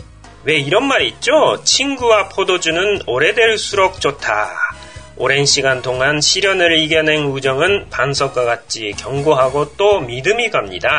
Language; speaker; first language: Korean; non-native, fluent; Japanese